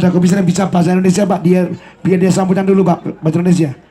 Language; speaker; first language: Indonesian; native; Indonesian